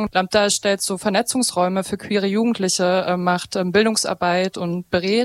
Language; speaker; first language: German; native; German